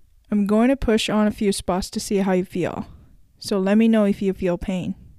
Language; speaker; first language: English; non-native, fluent; Japanese